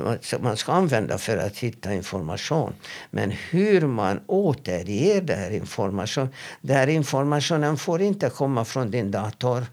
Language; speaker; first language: Swedish; non-native, fluent; Hebrew